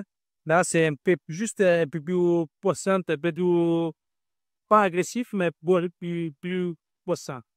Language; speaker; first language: French; non-native, learner; Italian